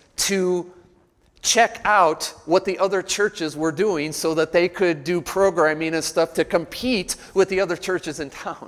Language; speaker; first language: English; native; English